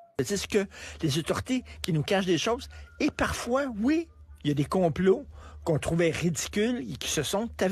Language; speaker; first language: French; native; French